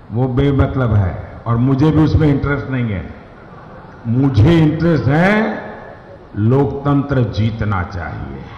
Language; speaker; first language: Hindi; non-native, local second language; Gujarati